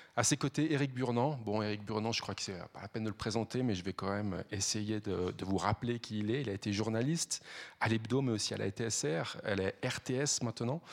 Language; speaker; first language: French; native; French